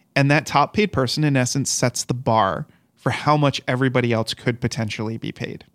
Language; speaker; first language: English; native; English